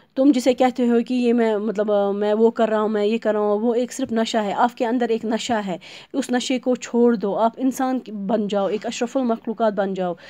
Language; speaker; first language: Urdu; non-native, local second language; Kashmiri